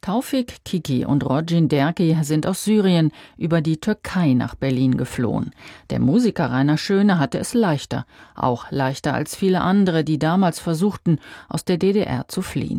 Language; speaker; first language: German; native; German